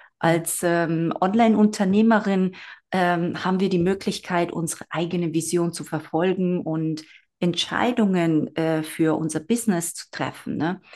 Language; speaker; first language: German; non-native, fluent; Spanish